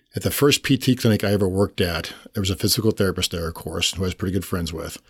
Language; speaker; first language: English; native; English